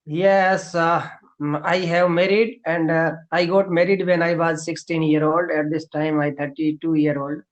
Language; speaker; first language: English; non-native, learner; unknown